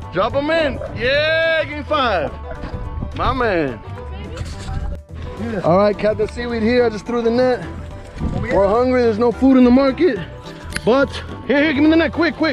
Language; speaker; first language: English; native; English